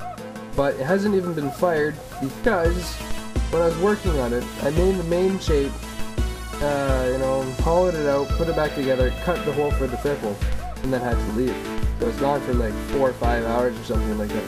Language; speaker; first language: English; native; English